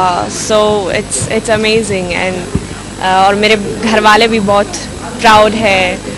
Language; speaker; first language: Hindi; non-native, learner; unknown